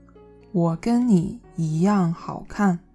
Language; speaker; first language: Chinese; non-native, learner; English